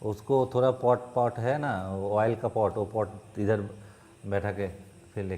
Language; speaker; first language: Hindi; non-native, learner; Bangla